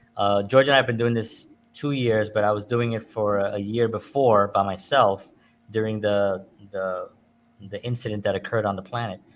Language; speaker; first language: English; native; English